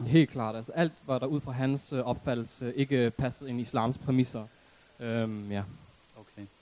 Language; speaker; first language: Danish; early bilingual, other home language; Arabic